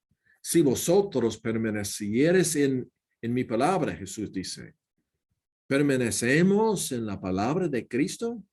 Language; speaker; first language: Spanish; non-native, learner; English